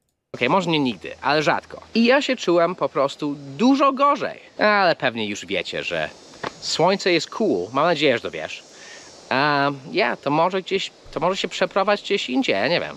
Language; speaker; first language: Polish; non-native, fluent; English